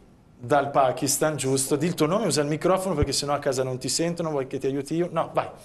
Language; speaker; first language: Italian; native; Italian